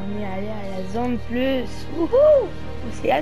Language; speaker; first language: French; native; French